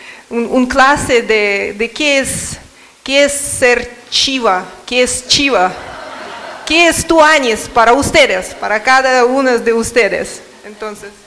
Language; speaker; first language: Spanish; non-native, learner; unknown